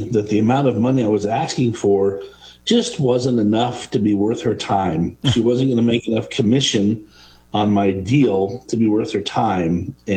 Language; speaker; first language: English; native; English